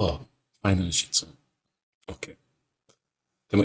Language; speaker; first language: Japanese; non-native, learner; English